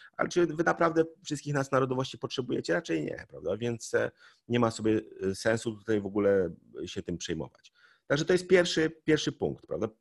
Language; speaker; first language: Polish; native; Polish